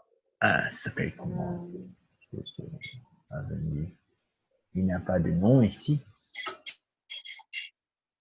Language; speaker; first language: French; non-native, fluent; Portuguese